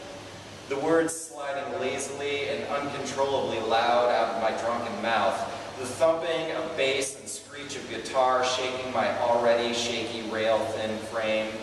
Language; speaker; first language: English; native; English